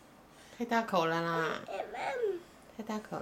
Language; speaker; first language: Chinese; native; Chinese